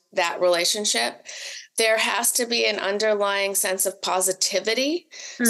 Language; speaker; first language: English; native; English